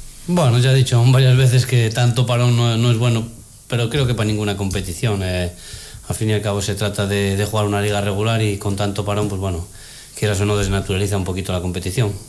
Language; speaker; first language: Spanish; native; Spanish